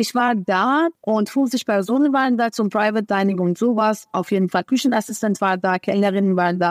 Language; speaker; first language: German; non-native, fluent; Persian